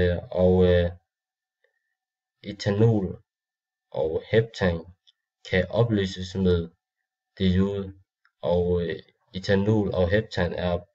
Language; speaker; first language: Danish; non-native, learner; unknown